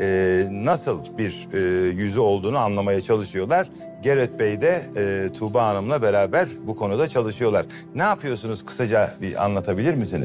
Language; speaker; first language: Turkish; native; Turkish